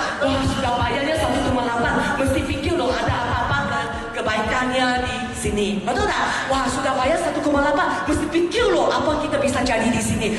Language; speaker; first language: Malay; non-native, local second language; Chinese